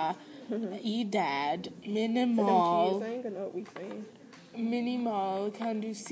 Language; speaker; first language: Spanish; non-native, learner; English